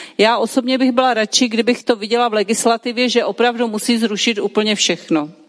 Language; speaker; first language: Czech; native; Czech